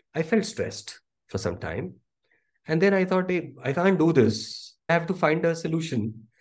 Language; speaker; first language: English; non-native, local second language; Hindi